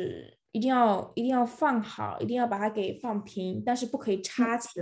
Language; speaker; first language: Chinese; early bilingual, other home language; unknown